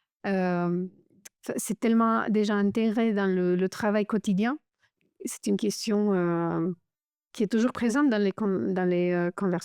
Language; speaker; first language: French; non-native, fluent; Romanian